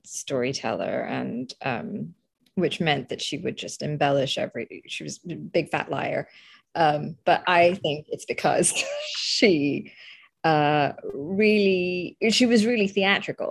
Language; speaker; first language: English; early bilingual, other home language; Bangla